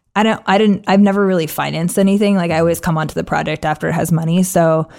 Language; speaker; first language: English; native; English